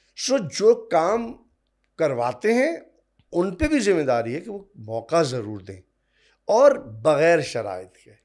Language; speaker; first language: Urdu; non-native, local second language; Punjabi